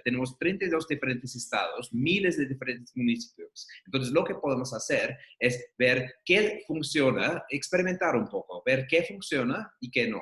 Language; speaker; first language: Spanish; non-native, fluent; English